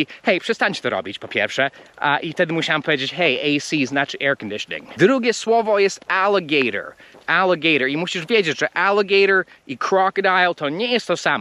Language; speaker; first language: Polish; non-native, fluent; English